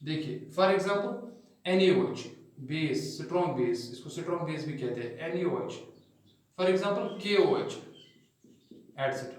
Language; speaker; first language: Hindi; non-native, local second language; Kashmiri